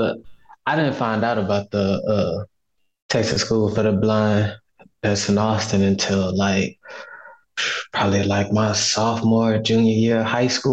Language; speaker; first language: English; native; English